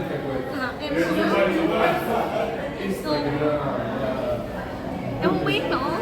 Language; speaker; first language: Vietnamese; non-native, learner; Korean